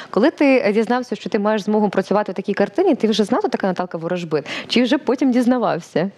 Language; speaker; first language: Ukrainian; native; Ukrainian